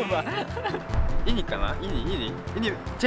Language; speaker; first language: Indonesian; non-native, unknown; Japanese